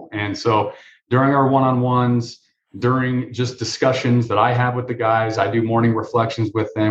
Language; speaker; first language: English; native; English